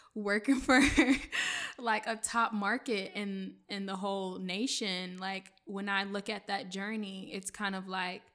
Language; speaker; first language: English; early bilingual, other home language; French